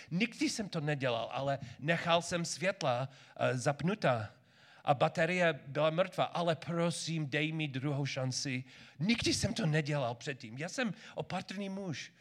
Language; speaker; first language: Czech; non-native, learner; English